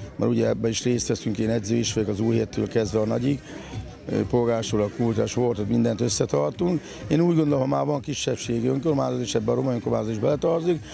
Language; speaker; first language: Hungarian; native; Hungarian